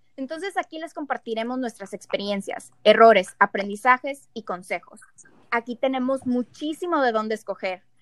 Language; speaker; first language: Spanish; native; Spanish